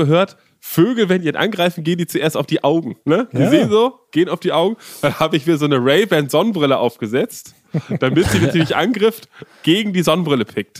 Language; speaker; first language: German; native; German